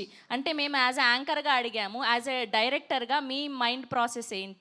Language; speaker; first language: Telugu; native; Telugu